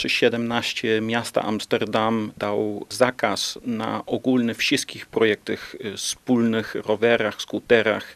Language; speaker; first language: Polish; non-native, learner; Dutch